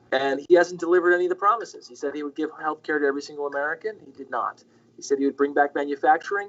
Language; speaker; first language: English; native; English